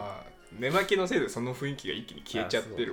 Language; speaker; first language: Japanese; native; Japanese